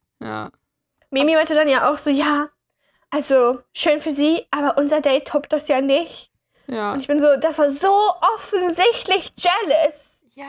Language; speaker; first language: German; native; German